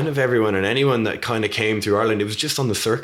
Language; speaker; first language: English; native; English